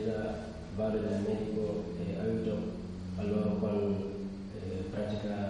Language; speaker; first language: Italian; non-native, learner; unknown